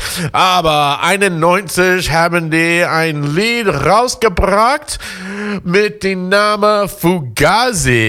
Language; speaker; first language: German; non-native, fluent; English